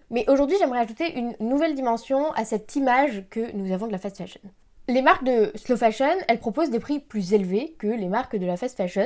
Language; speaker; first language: French; native; French